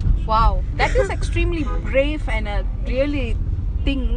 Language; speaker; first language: English; non-native, local second language; Tamil